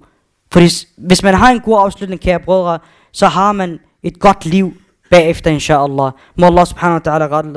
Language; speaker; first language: Danish; non-native, fluent; Arabic